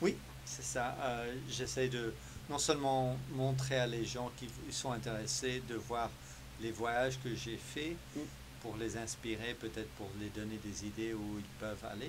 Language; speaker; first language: French; early bilingual, heritage; French